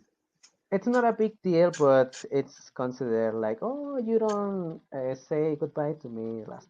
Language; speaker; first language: English; non-native, fluent; Spanish